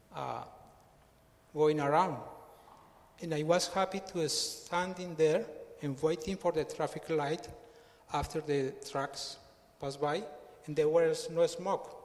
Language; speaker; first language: English; non-native, fluent; Spanish